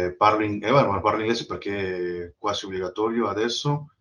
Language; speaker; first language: Italian; non-native, learner; Spanish